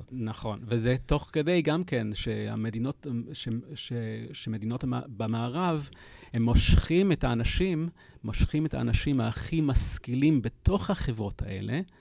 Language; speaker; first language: Hebrew; non-native, fluent; English